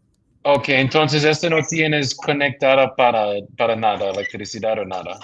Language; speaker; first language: Spanish; non-native, learner; English